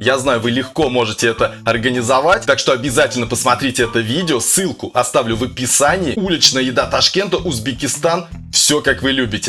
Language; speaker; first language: Russian; native; Russian